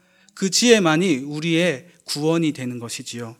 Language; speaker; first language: Korean; native; Korean